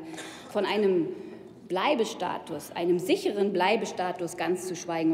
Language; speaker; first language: German; native; German